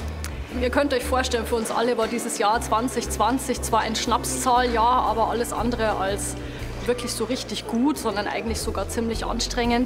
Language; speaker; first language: German; native; German